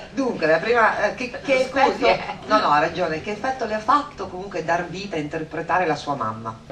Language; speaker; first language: Italian; native; Italian